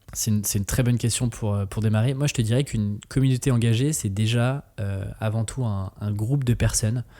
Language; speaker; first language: French; native; French